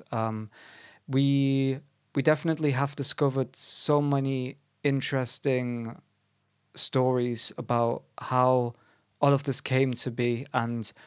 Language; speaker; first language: English; non-native, fluent; German